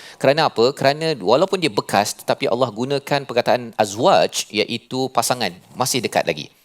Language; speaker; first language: Malay; native; Malay